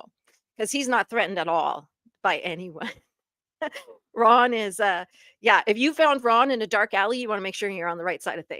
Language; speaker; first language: English; native; English